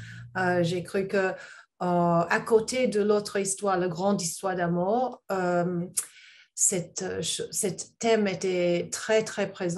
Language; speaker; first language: French; non-native, learner; English